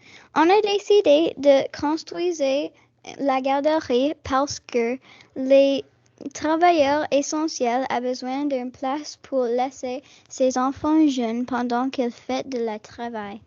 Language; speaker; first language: French; non-native, learner; English